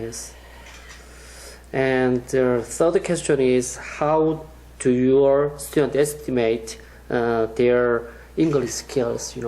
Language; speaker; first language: English; non-native, learner; Korean